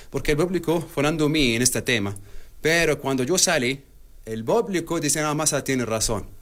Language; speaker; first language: Spanish; non-native, learner; Arabic